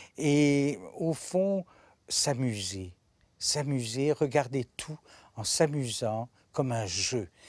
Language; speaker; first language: French; native; French